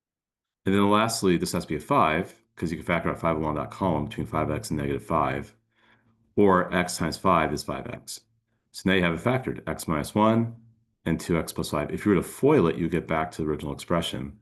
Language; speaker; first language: English; native; English